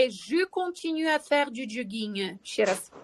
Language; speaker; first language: French; non-native, fluent; Ukrainian